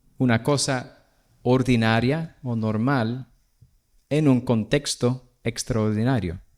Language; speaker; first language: Spanish; non-native, fluent; English